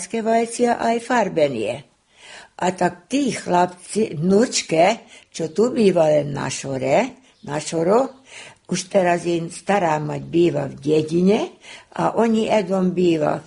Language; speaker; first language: Slovak; native; Slovak